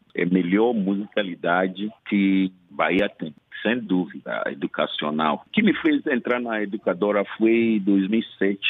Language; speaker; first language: Portuguese; non-native, fluent; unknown